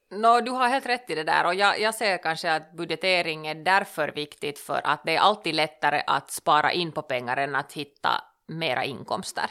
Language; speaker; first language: Swedish; native; Swedish